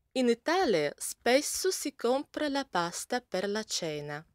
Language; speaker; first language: Italian; non-native, fluent; Russian